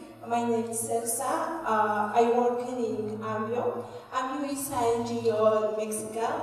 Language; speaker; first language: English; non-native, learner; Spanish